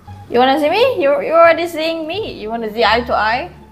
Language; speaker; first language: English; non-native, local second language; Filipino